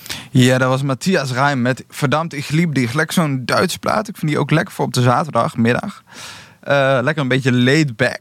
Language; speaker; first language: Dutch; native; Dutch